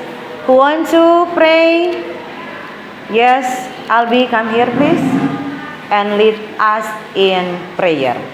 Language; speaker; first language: English; non-native, fluent; Indonesian